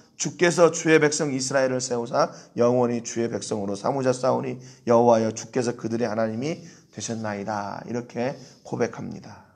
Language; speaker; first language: Korean; native; Korean